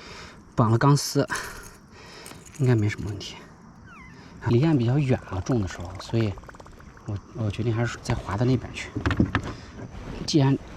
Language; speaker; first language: Chinese; native; Chinese